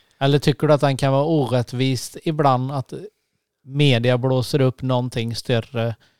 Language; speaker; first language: Swedish; native; Swedish